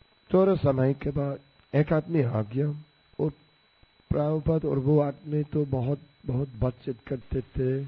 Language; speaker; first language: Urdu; non-native, learner; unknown